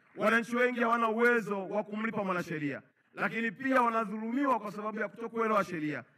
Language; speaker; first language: Swahili; native; Swahili